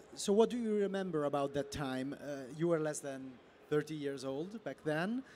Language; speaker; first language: English; non-native, fluent; Italian